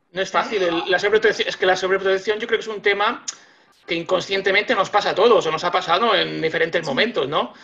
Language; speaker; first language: Spanish; native; Spanish